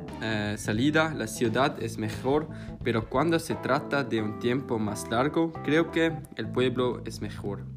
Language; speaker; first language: Spanish; non-native, learner; German